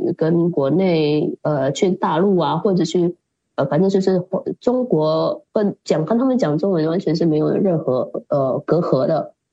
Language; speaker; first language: Chinese; early bilingual, heritage; Chinese